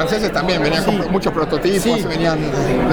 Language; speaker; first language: Spanish; native; Spanish